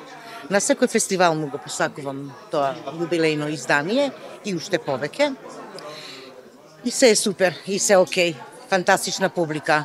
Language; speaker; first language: Macedonian; native; Macedonian